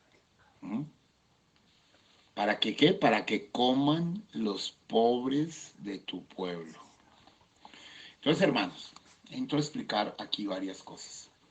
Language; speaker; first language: Spanish; native; Spanish